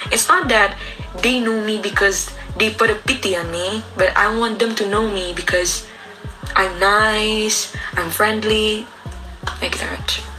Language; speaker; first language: English; non-native, fluent; Indonesian